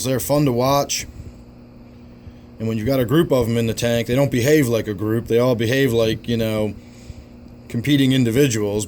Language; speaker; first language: English; native; English